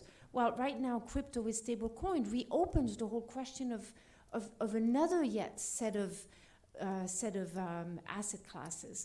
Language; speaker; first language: English; non-native, fluent; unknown